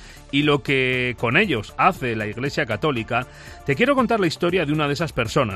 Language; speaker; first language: Spanish; native; Spanish